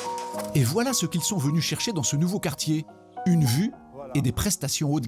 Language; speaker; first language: French; native; French